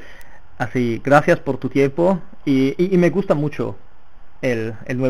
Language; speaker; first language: Spanish; non-native, fluent; Italian